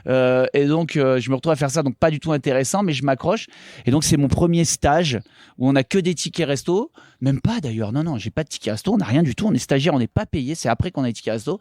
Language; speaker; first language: French; native; French